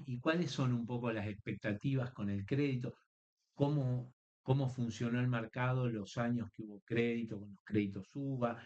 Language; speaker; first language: Spanish; native; Spanish